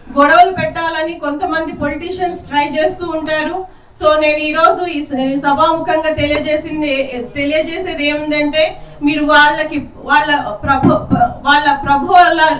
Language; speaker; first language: Telugu; non-native, local second language; Lambadi